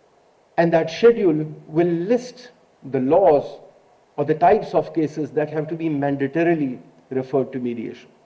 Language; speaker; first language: English; non-native, local second language; Urdu